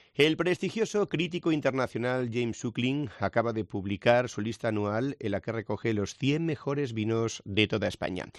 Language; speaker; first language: Spanish; native; Spanish